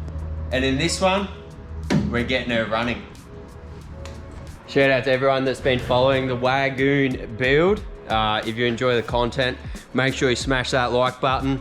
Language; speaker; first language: English; native; English